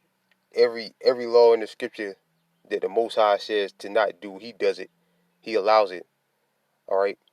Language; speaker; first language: English; native; English